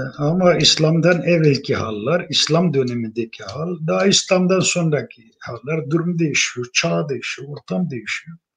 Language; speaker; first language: Turkish; non-native, local second language; Zaza